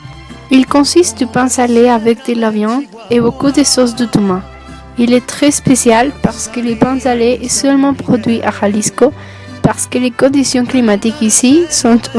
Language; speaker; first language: French; non-native, learner; Spanish